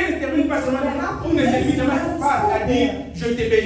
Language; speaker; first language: French; non-native, local second language; Lingala